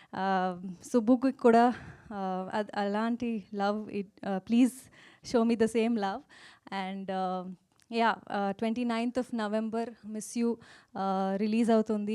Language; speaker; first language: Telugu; non-native, learner; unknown